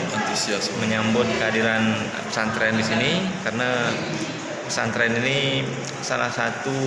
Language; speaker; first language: Indonesian; native; Indonesian